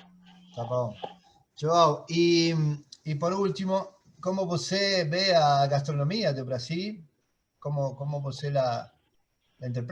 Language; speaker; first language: Portuguese; non-native, fluent; Spanish